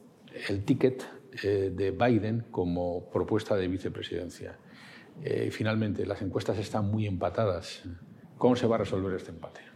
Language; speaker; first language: Spanish; native; Spanish